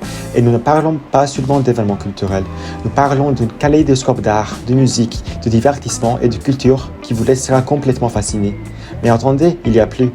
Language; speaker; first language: French; non-native, learner; Bulgarian